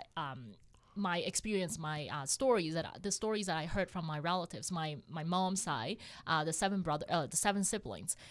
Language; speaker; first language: English; non-native, local second language; Cantonese